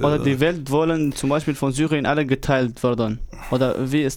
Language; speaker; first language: German; non-native, learner; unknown